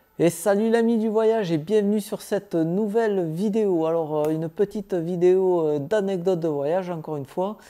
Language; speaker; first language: French; native; French